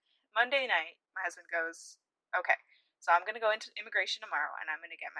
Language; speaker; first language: English; native; English